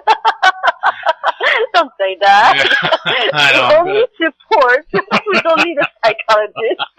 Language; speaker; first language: English; non-native, fluent; Arabic